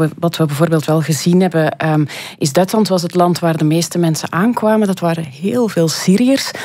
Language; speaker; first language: Dutch; native; Dutch